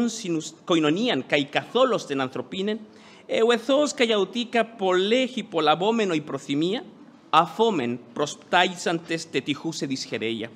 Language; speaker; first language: Greek; non-native, fluent; Spanish